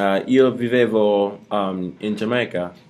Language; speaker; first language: Italian; non-native, learner; English